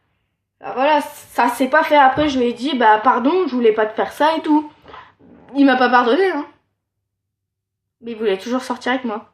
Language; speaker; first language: French; native; French